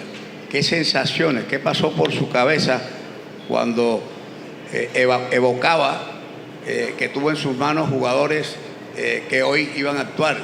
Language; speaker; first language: Spanish; native; Spanish